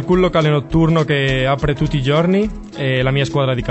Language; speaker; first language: Italian; non-native, learner; Spanish